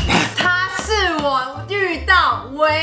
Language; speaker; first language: Chinese; native; Chinese